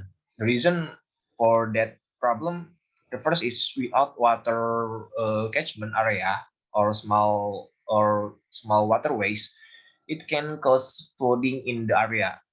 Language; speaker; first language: English; non-native, learner; Indonesian